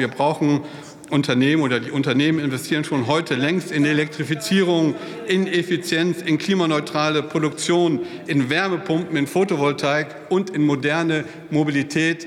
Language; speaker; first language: German; native; German